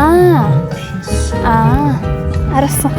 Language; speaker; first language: Korean; non-native, learner; Filipino